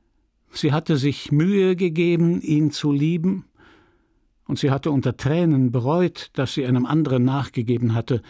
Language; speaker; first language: German; native; German